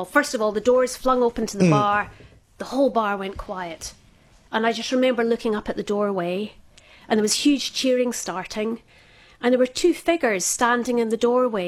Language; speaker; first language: English; native; English